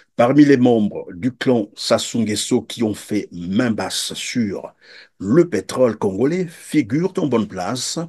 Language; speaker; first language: French; non-native, local second language; Lingala